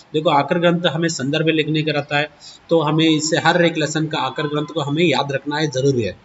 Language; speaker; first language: Hindi; non-native, local second language; Kannada